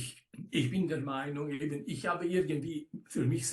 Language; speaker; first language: German; non-native, local second language; Italian